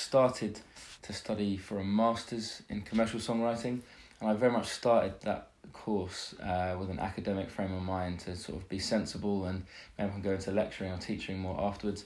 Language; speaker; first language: English; native; English